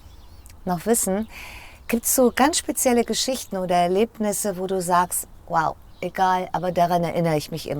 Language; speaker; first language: German; native; German